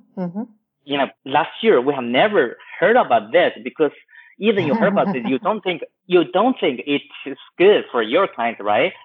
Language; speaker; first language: English; non-native, fluent; Chinese